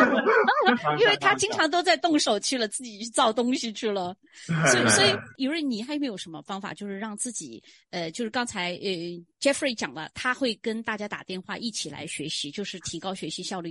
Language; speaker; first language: Chinese; native; Chinese